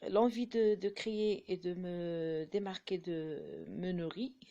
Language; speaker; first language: French; non-native, local second language; Arabic